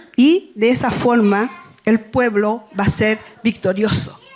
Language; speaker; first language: Spanish; native; Spanish